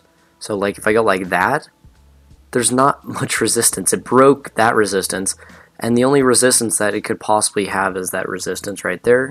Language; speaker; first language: English; native; English